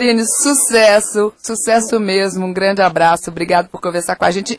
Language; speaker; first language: Portuguese; native; Portuguese